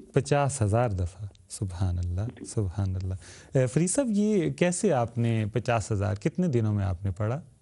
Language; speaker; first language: Urdu; native; Urdu